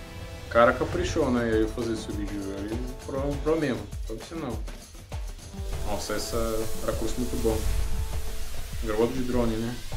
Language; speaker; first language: Portuguese; non-native, learner; Russian